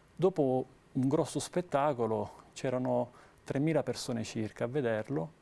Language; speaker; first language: Italian; native; Italian